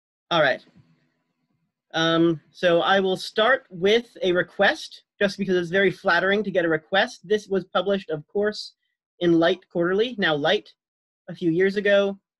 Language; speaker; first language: English; native; English